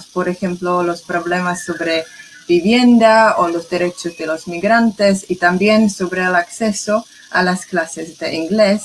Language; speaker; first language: Spanish; non-native, fluent; English